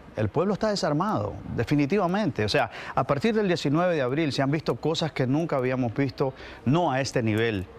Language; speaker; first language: Spanish; native; Spanish